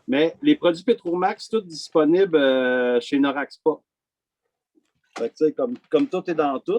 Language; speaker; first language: French; native; French